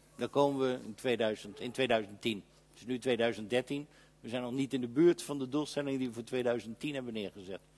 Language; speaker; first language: Dutch; native; Dutch